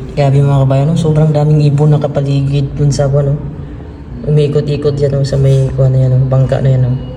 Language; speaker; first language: Filipino; native; Filipino